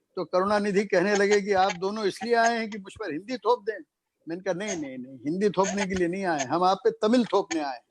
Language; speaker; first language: Hindi; native; Hindi